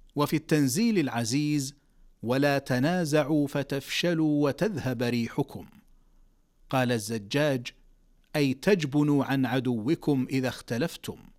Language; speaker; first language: Arabic; native; Arabic